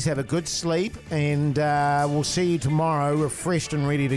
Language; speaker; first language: English; native; English